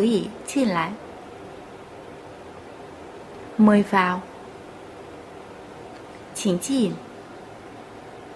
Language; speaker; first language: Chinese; non-native, fluent; Vietnamese